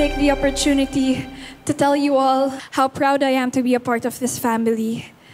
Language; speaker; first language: English; non-native, local second language; Filipino